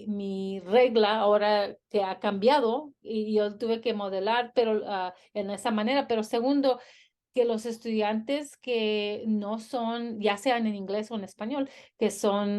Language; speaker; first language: Spanish; early bilingual, heritage; Spanish